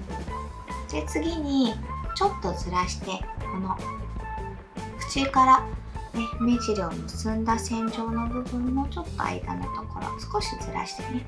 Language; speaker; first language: Japanese; native; Japanese